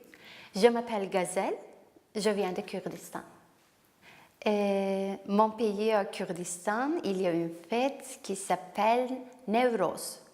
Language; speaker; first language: French; non-native, learner; Kurdish